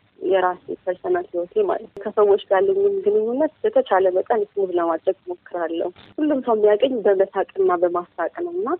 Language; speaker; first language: Amharic; native; Amharic